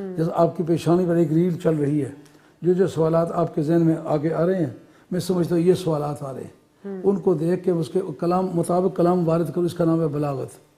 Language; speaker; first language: Urdu; non-native, local second language; Punjabi